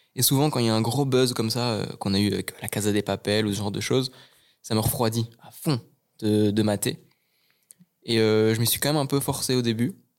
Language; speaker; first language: French; native; French